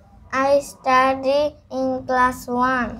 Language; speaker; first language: English; non-native, learner; Bangla